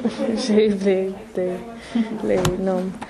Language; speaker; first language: French; non-native, learner; English